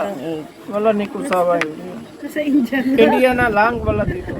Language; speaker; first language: Filipino; non-native, learner; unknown